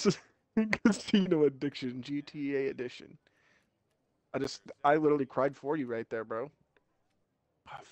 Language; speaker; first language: English; native; English